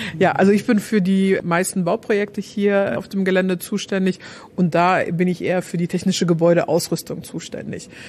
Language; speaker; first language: German; early bilingual, other home language; Russian